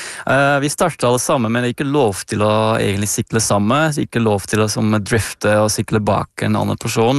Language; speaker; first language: Norwegian; non-native, fluent; Dutch